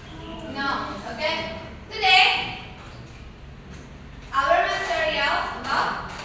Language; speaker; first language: English; non-native, learner; Indonesian